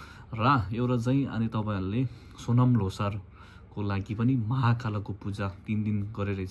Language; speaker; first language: Nepali; non-native, local second language; Tibetan